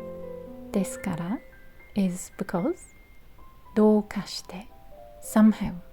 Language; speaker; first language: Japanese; non-native, learner; English